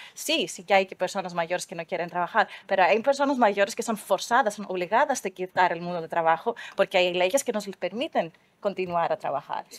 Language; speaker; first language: Spanish; non-native, fluent; Greek